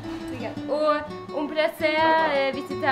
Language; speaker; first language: Portuguese; non-native, learner; English